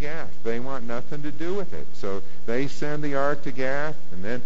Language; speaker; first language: English; native; English